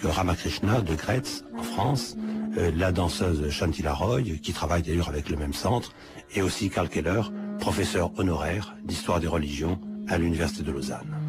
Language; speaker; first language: French; native; French